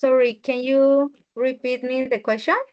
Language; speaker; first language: English; non-native, learner; Spanish